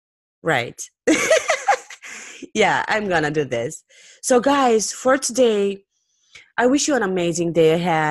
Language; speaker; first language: English; non-native, fluent; Romanian